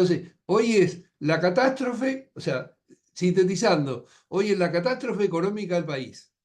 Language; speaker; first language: Spanish; native; Spanish